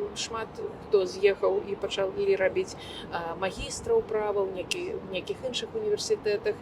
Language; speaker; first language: Belarusian; non-native, local second language; Russian